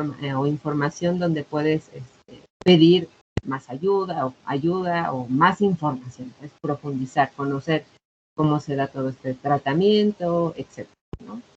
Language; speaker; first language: Spanish; native; Spanish